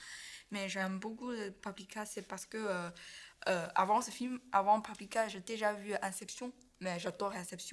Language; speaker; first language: French; non-native, learner; Chinese